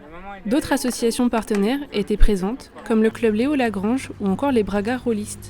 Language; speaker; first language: French; native; French